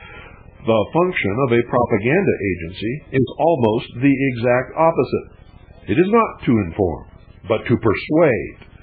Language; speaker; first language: English; native; English